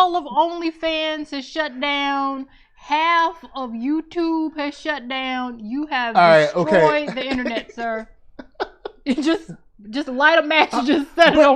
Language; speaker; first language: English; native; English